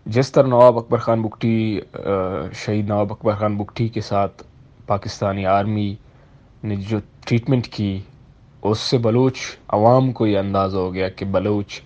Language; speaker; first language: Urdu; non-native, local second language; Baluchi